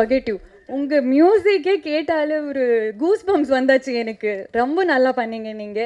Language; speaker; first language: Tamil; non-native, fluent; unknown